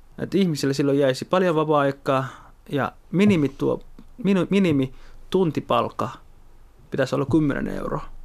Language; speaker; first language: Finnish; early bilingual, other home language; Somali